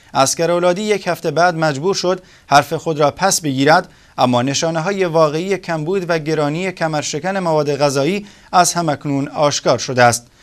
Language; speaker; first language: Persian; non-native, local second language; Central Kurdish